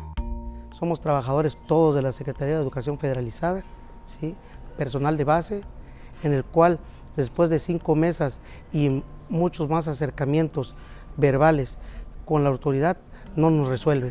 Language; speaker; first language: Spanish; native; Spanish